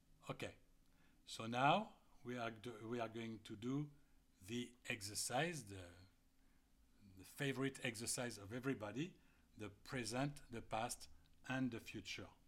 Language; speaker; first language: English; non-native, fluent; French